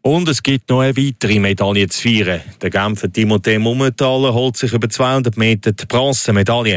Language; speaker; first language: German; native; German